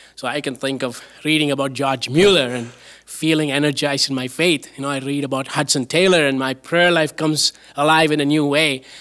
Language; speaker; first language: English; non-native, local second language; Tamil